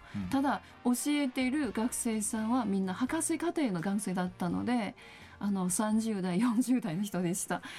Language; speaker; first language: Japanese; non-native, fluent; Chinese